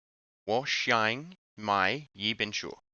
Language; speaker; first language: Chinese; non-native, learner; English